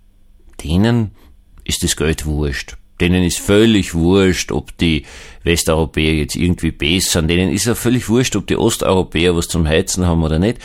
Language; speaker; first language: German; native; German